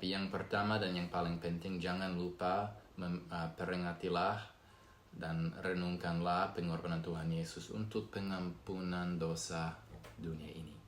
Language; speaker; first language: Indonesian; non-native, fluent; English